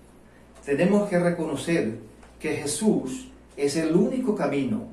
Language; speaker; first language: Spanish; non-native, fluent; Portuguese